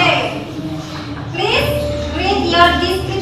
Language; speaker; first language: English; non-native, learner; Indonesian